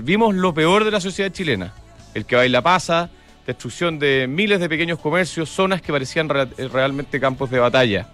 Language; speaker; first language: Spanish; native; Spanish